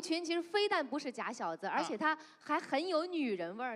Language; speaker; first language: Chinese; native; Chinese